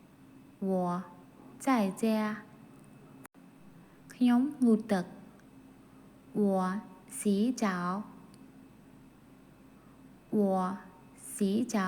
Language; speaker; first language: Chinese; non-native, fluent; Khmer